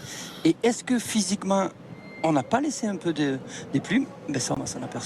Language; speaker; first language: French; native; French